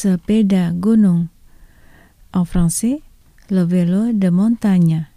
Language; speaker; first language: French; non-native, fluent; Indonesian